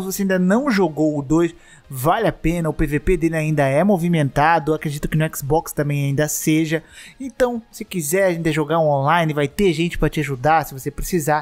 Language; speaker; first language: Portuguese; native; Portuguese